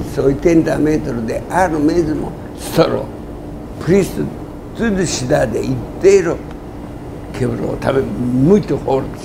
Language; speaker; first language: Portuguese; non-native, learner; Japanese